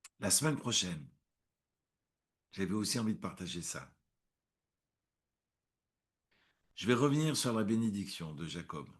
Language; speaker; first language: French; native; French